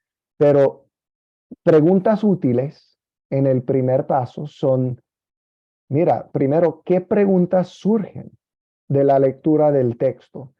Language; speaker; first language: Spanish; non-native, fluent; English